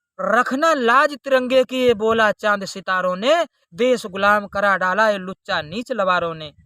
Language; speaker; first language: Hindi; native; Hindi